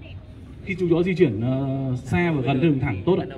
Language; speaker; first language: Vietnamese; native; Vietnamese